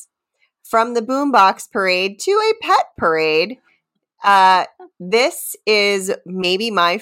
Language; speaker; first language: English; native; English